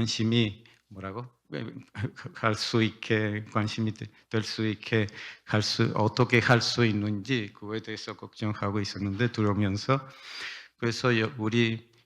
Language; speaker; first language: Korean; non-native, learner; Spanish